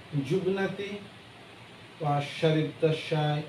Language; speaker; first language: Arabic; non-native, fluent; Bangla